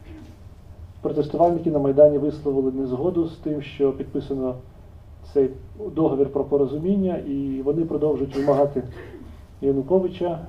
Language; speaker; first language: Ukrainian; native; Ukrainian